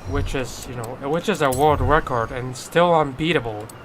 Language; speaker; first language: English; non-native, fluent; Polish